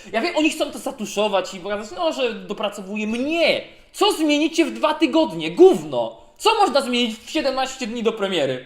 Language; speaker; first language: Polish; native; Polish